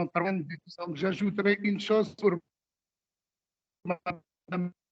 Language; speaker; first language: French; non-native, local second language; Arabic